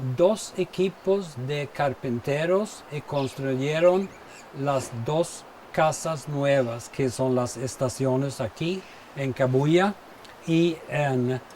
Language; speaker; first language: Spanish; non-native, fluent; Swedish